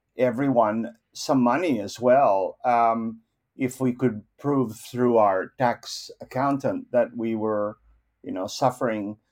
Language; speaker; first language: English; non-native, local second language; Filipino